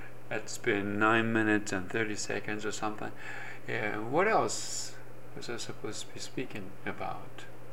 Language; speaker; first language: English; non-native, fluent; Japanese